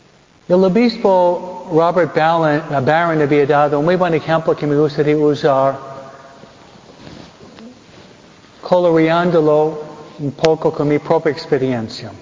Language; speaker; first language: Spanish; non-native, fluent; English